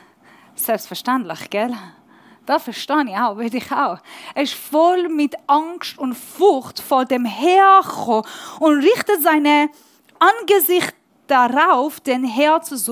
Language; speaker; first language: German; non-native, learner; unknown